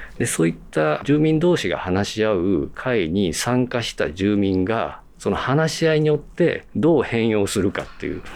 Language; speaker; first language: Japanese; native; Japanese